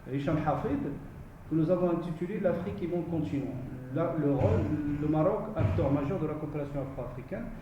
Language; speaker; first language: French; non-native, local second language; Arabic